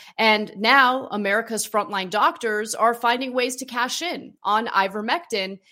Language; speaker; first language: English; early bilingual, other home language; Armenian